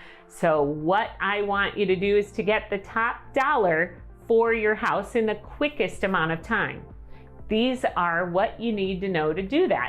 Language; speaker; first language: English; native; English